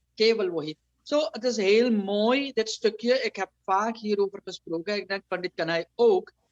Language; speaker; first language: Dutch; non-native, local second language; Caribbean Hindustani